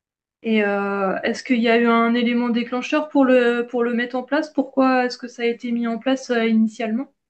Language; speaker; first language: French; native; French